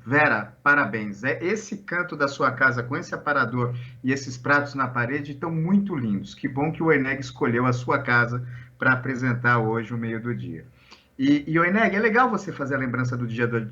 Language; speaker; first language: Portuguese; native; Portuguese